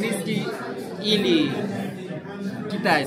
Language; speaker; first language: Russian; non-native, learner; Korean